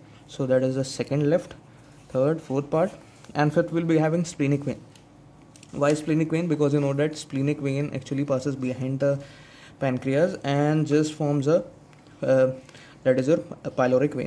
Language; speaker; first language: English; non-native, local second language; Hindi